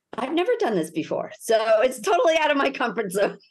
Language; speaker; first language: English; native; English